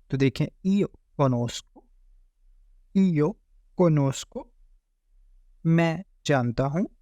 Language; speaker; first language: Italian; non-native, fluent; Urdu